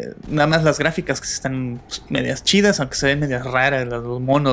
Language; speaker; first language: Spanish; native; Spanish